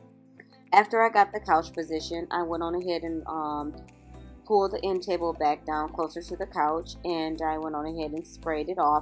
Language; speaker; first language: English; native; English